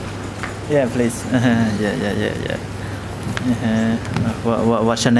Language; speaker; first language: English; non-native, learner; Khmer